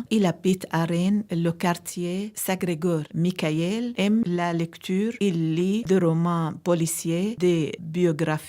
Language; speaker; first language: French; non-native, learner; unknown